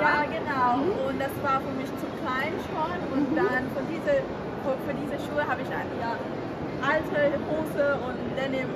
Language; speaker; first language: German; early bilingual, heritage; German